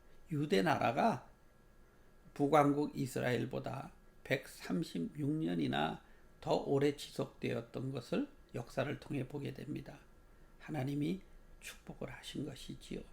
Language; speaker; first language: Korean; native; Korean